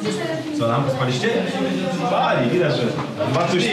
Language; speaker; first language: Polish; native; Polish